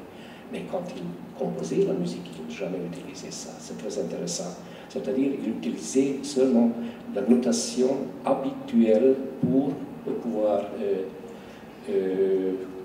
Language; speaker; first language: French; non-native, fluent; Hungarian